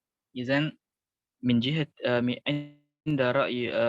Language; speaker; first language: Arabic; non-native, learner; Indonesian